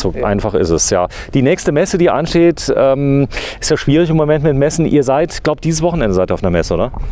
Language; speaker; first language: German; native; German